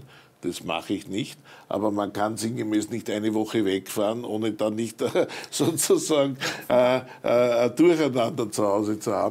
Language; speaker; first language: German; native; German